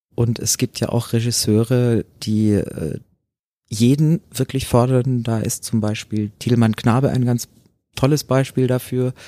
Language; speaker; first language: German; native; German